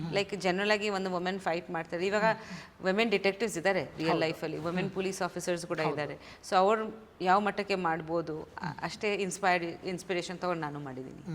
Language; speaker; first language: Kannada; non-native, fluent; Bangla